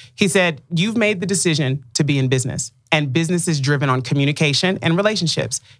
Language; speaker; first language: English; early bilingual, other home language; Akan